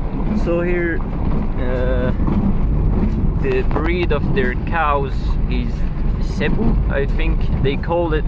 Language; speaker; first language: English; non-native, fluent; French